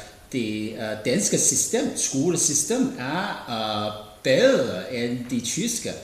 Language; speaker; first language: Danish; non-native, learner; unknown